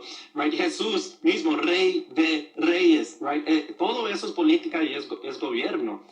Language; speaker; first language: Spanish; early bilingual, other home language; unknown